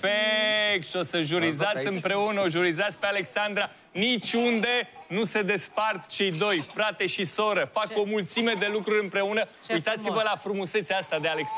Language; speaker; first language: Romanian; native; Romanian